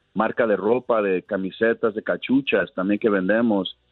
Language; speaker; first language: Spanish; early bilingual, heritage; Spanish